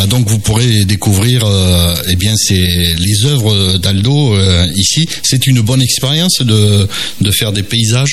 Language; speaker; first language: French; native; French